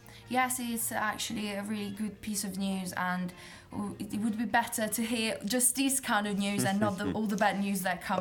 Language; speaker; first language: English; non-native, fluent; Italian